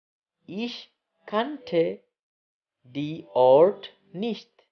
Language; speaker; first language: German; non-native, learner; Bangla